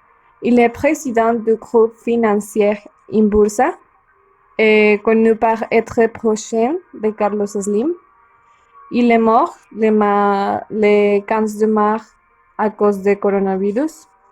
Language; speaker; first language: French; non-native, learner; Spanish